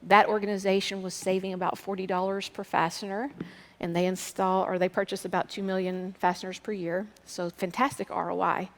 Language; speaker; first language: English; native; English